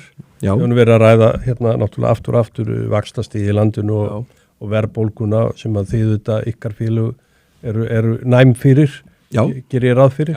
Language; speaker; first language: Icelandic; native; Icelandic